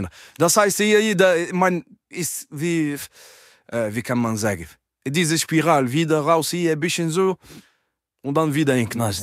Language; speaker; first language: German; non-native, learner; French